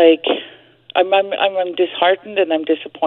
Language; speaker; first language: English; native; English